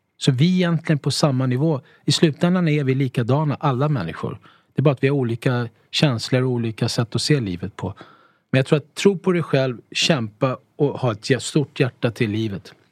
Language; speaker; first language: Swedish; early bilingual, other home language; Italian